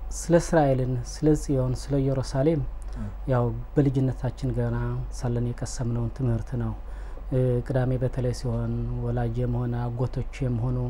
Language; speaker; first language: Amharic; non-native, local second language; Tigrinya